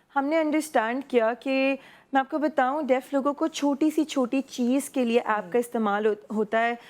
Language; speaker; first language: Urdu; non-native, local second language; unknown